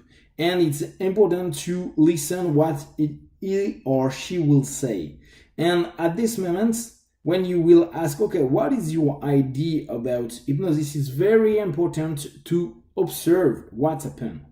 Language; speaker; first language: English; non-native, fluent; French